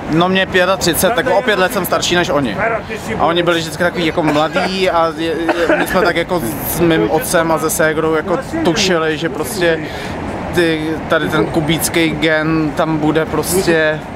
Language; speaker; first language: Czech; native; Czech